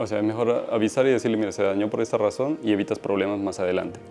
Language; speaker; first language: Spanish; native; Spanish